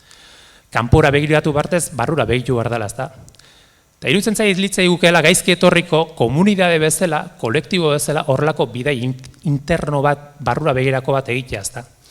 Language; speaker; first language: Basque; native; Basque